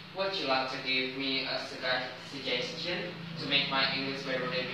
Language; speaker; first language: English; non-native, learner; Indonesian